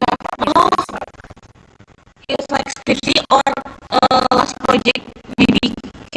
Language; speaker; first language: English; non-native, learner; Indonesian